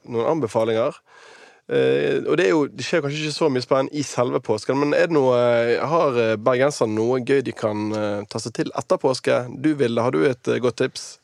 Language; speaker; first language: Norwegian; native; Norwegian